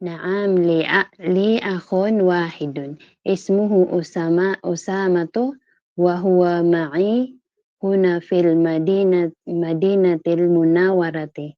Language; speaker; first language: Arabic; non-native, learner; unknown